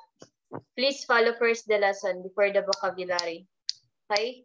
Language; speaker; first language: English; non-native, fluent; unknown